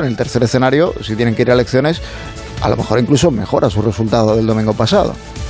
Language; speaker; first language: Spanish; native; Spanish